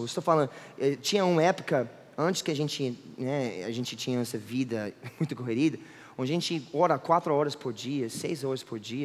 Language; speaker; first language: Portuguese; non-native, fluent; English